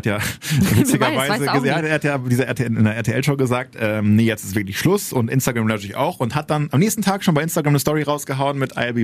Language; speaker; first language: German; native; German